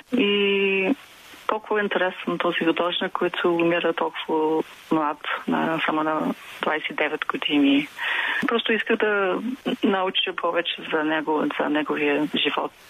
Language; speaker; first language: Bulgarian; non-native, fluent; English